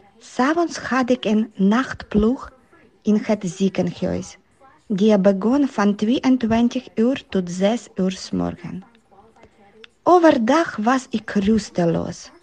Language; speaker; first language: Dutch; non-native, learner; Ukrainian